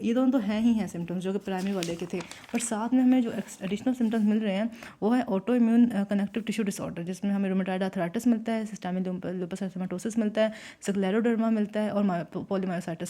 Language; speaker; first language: Hindi; native; Hindi